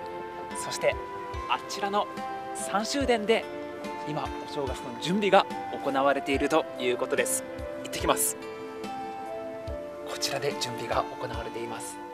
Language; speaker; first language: Japanese; native; Japanese